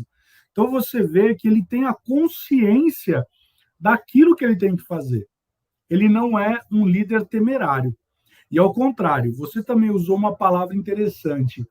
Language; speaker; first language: Portuguese; native; Portuguese